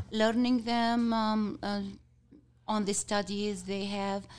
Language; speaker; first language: English; non-native, learner; Arabic